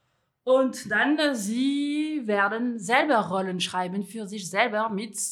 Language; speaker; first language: German; non-native, fluent; French